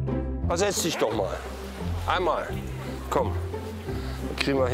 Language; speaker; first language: German; native; German